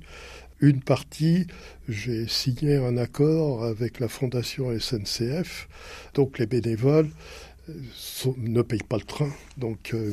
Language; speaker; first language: French; native; French